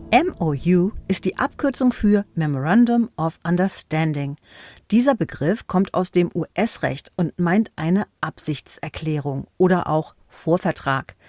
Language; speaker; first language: German; native; German